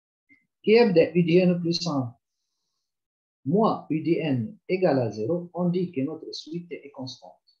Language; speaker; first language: French; non-native, local second language; Arabic